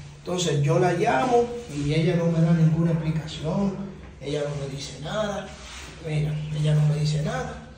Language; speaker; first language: Spanish; native; Spanish